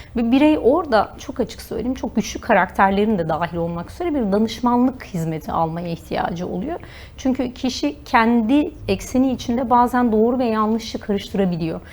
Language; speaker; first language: Turkish; native; Turkish